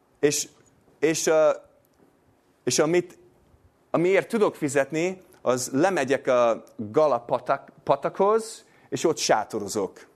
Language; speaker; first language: Hungarian; non-native, fluent; English